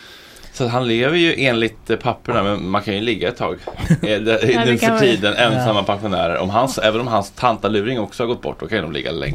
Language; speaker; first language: Swedish; native; Swedish